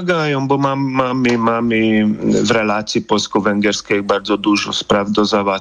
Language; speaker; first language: Polish; non-native, fluent; Hungarian